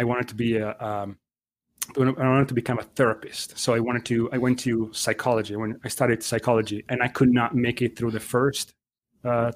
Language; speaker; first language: English; non-native, fluent; Italian